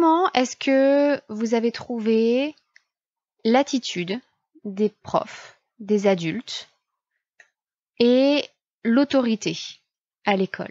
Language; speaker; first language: French; native; French